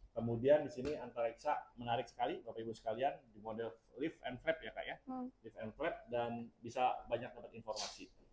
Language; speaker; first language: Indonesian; native; Indonesian